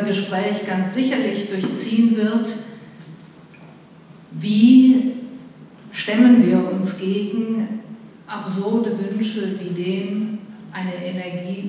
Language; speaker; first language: German; native; German